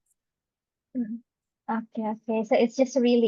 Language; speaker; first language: English; non-native, fluent; Indonesian